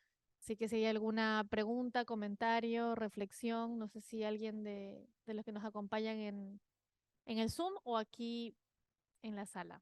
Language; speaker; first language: Spanish; native; Spanish